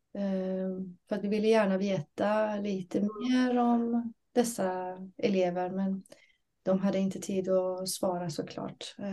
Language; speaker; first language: Swedish; non-native, fluent; Persian